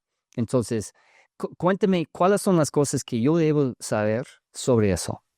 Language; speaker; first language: Spanish; early bilingual, heritage; English